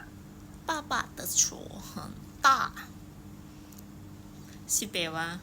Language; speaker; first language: Chinese; non-native, learner; Thai